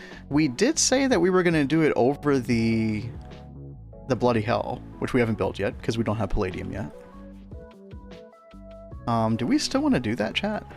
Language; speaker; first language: English; native; English